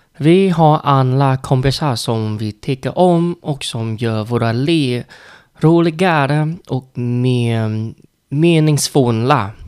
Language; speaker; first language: Swedish; non-native, learner; Vietnamese